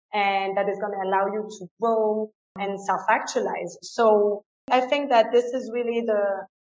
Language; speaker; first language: English; non-native, fluent; French